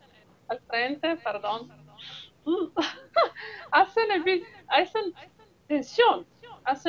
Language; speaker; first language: Spanish; non-native, learner; Italian